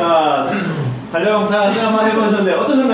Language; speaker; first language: Korean; native; Korean